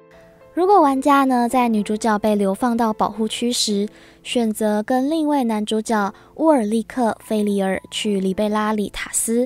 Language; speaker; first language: Chinese; native; Chinese